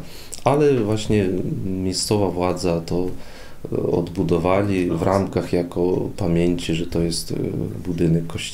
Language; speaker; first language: Polish; non-native, fluent; Russian